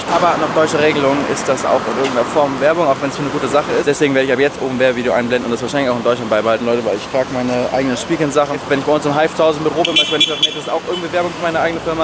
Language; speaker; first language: German; native; German